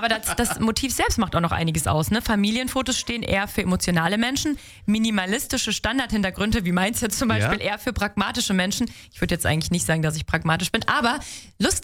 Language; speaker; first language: German; native; German